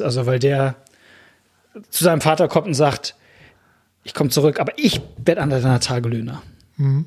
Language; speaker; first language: German; native; German